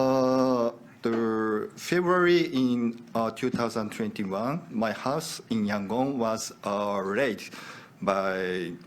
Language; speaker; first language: English; non-native, learner; Japanese